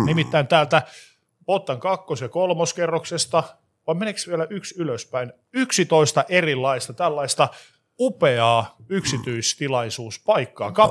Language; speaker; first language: Finnish; native; Finnish